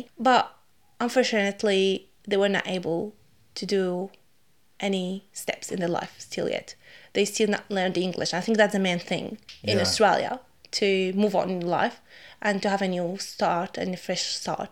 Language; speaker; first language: English; non-native, fluent; Arabic